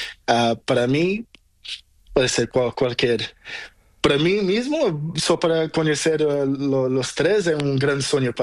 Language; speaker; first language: Spanish; non-native, learner; Portuguese